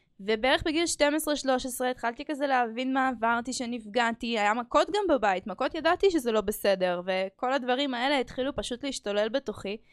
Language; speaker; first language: Hebrew; early bilingual, other home language; Russian